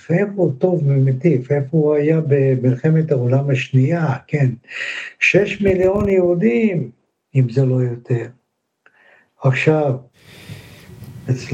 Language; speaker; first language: Hebrew; non-native, learner; Russian